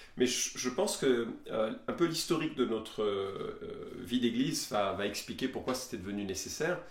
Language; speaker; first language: French; native; French